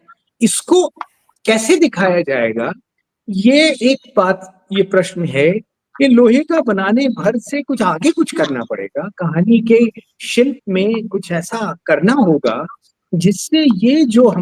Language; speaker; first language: Hindi; native; Hindi